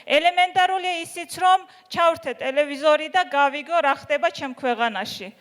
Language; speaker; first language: Georgian; non-native, local second language; Azerbaijani